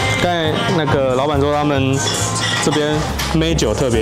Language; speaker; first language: Chinese; native; Chinese